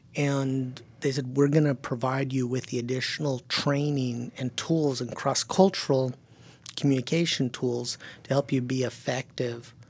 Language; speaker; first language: English; early bilingual, other home language; German